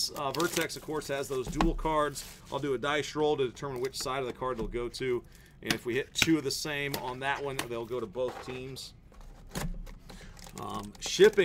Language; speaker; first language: English; native; English